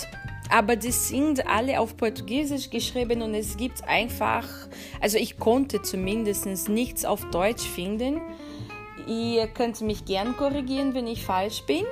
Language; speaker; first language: German; non-native, fluent; Portuguese